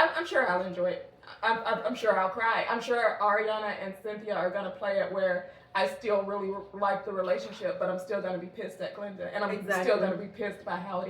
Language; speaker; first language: English; native; English